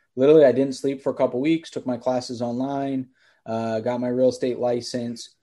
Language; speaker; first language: English; native; English